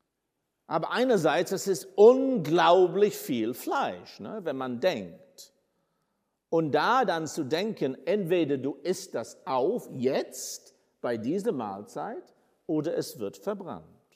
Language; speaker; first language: German; non-native, fluent; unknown